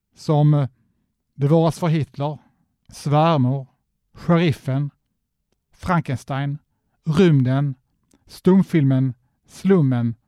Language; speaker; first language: Swedish; native; Swedish